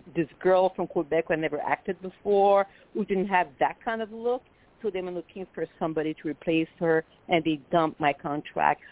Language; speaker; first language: English; non-native, fluent; French